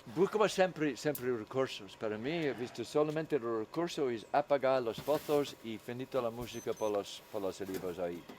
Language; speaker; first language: Spanish; non-native, learner; English